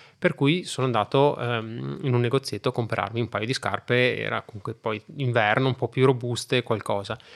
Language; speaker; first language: Italian; native; Italian